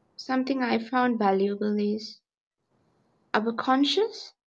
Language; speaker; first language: English; non-native, local second language; Sinhala